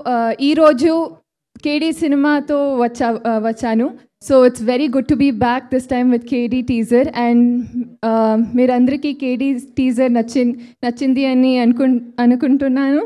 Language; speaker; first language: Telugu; non-native, learner; Kannada